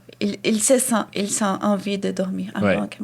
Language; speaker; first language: French; non-native, fluent; Portuguese